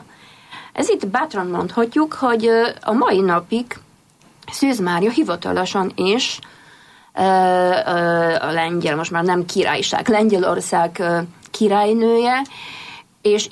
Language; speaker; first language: Hungarian; non-native, fluent; Polish